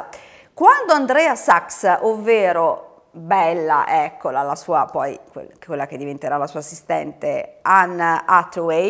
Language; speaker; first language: Italian; native; Italian